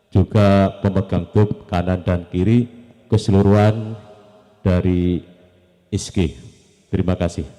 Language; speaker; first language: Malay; non-native, local second language; Javanese